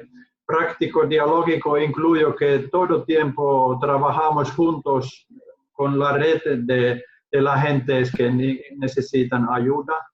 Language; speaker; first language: Spanish; non-native, learner; Finnish